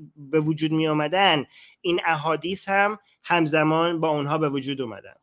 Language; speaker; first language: Persian; native; Persian